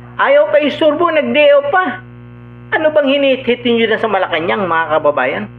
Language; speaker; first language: Filipino; non-native, local second language; Cebuano